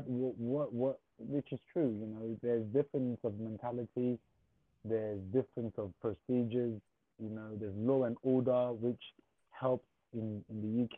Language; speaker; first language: English; native; English